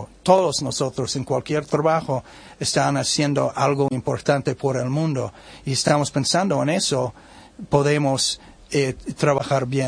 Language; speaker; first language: Spanish; non-native, learner; English